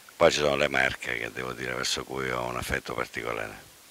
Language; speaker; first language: Italian; native; Italian